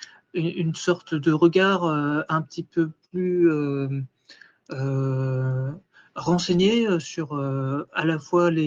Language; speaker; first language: French; native; French